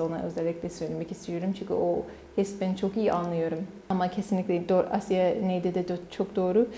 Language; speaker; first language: Turkish; non-native, learner; English